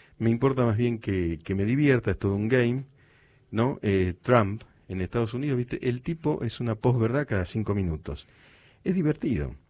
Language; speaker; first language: Spanish; native; Spanish